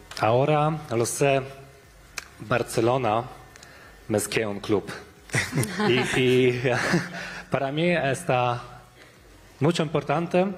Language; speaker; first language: Spanish; non-native, learner; Polish